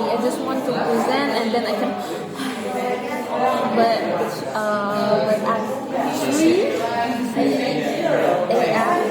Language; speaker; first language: English; non-native, learner; Indonesian